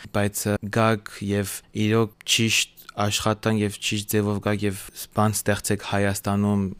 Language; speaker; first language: Armenian; early bilingual, heritage; French